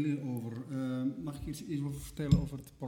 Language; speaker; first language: Dutch; non-native, fluent; Arabic